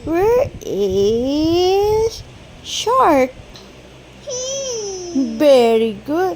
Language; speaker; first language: English; non-native, local second language; Filipino